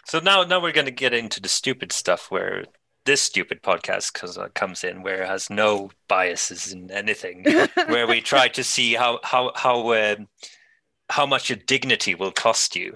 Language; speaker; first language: English; non-native, fluent; Swedish